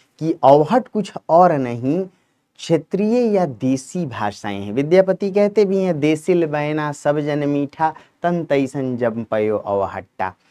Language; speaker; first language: Hindi; native; Hindi